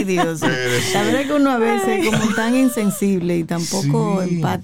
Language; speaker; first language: Spanish; native; Spanish